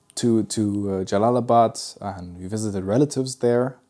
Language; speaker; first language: English; early bilingual, other home language; Pashto